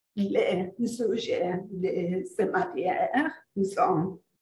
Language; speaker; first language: French; non-native, fluent; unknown